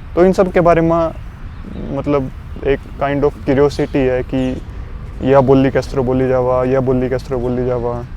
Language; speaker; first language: Hindi; native; Hindi